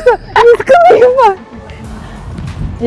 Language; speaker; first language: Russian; non-native, local second language; Kazakh